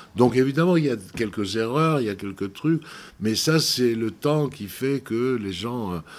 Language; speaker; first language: French; non-native, fluent; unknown